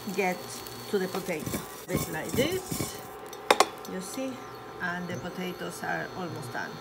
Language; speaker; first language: English; non-native, fluent; Spanish